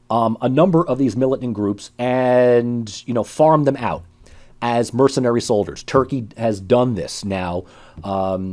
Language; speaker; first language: English; native; English